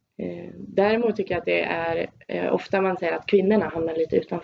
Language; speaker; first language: Swedish; native; Swedish